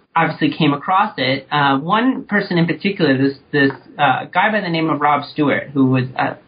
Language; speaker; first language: English; native; English